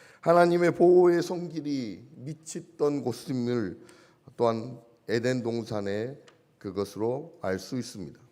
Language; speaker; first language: Korean; native; Korean